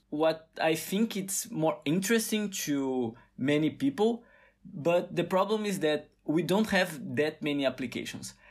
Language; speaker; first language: English; non-native, fluent; Portuguese